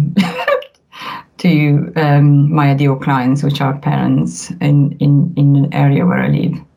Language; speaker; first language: English; non-native, fluent; Italian